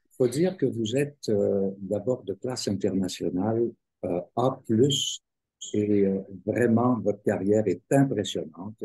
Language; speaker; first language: French; native; French